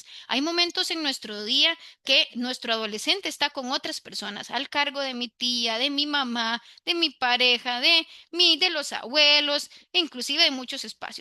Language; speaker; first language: Spanish; native; Spanish